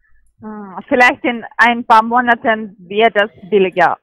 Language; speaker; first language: German; non-native, learner; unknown